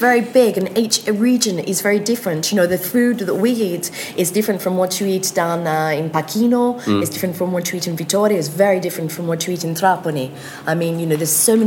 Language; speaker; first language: English; native; English